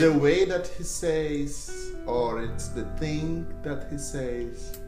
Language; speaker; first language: English; non-native, fluent; Portuguese